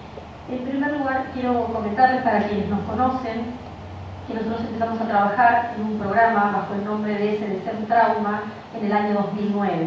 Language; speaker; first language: Spanish; native; Spanish